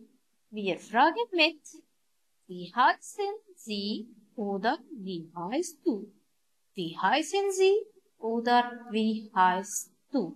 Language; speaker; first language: German; non-native, learner; Arabic